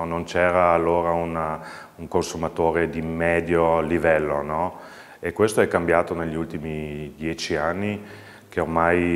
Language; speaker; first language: Italian; non-native, local second language; German